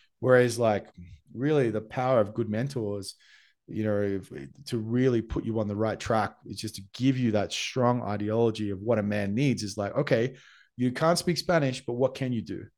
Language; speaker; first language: English; native; English